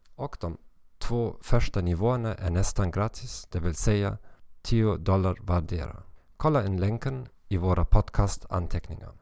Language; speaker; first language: Swedish; non-native, learner; German